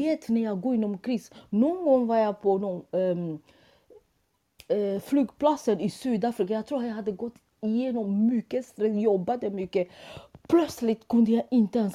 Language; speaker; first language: Swedish; non-native, fluent; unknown